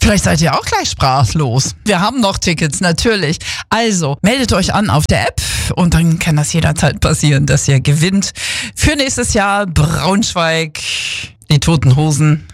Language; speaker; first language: German; native; German